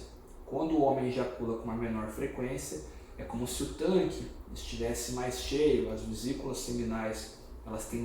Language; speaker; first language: Portuguese; native; Portuguese